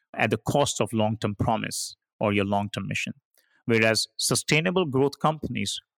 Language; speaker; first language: English; non-native, local second language; Hindi